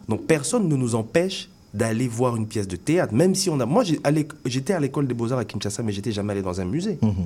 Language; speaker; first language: French; non-native, local second language; Lingala